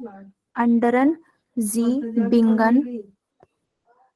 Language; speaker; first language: German; non-native, learner; Hindi